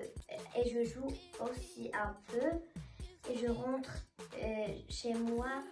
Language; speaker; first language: French; non-native, learner; Arabic